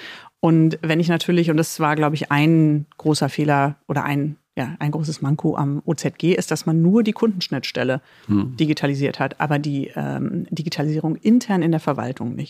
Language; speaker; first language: German; native; German